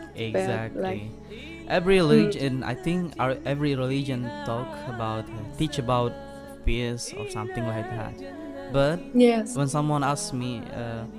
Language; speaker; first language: English; non-native, learner; Indonesian